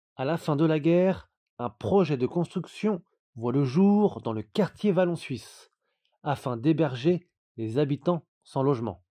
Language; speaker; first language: French; native; French